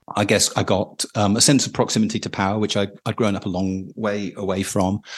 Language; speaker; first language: English; native; English